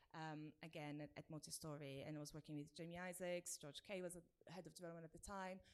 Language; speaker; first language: English; non-native, fluent; Portuguese